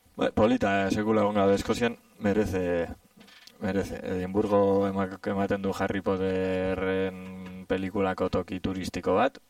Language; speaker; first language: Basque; native; Basque